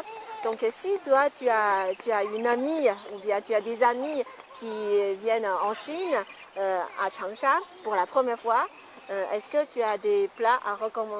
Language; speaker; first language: French; non-native, fluent; Chinese